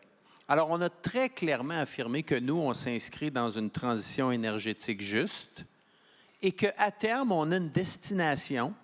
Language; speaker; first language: French; native; French